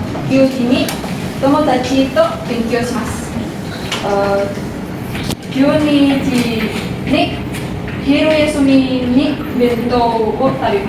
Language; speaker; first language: Japanese; non-native, learner; Indonesian